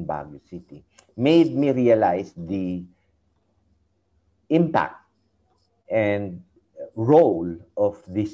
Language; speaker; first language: English; non-native, local second language; Iloko